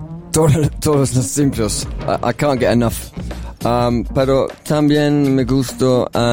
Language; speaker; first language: Spanish; non-native, learner; English